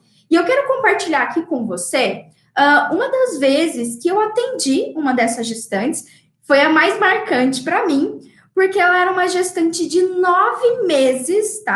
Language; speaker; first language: Portuguese; native; Portuguese